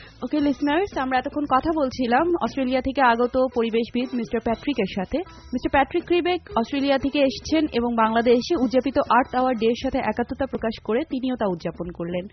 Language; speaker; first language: Bangla; native; Bangla